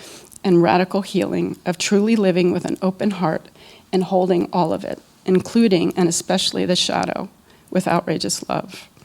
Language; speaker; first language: English; native; English